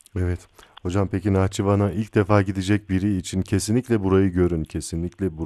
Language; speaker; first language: Turkish; native; Turkish